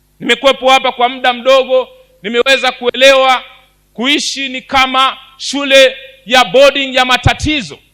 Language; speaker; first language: Swahili; native; Swahili